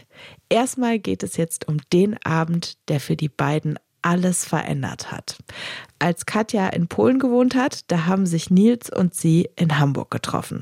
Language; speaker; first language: German; native; German